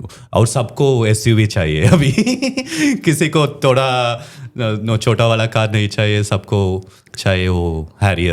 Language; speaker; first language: Hindi; non-native, local second language; Tamil